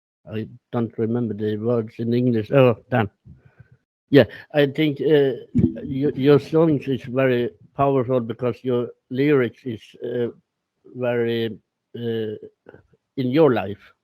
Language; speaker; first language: English; non-native, learner; Swedish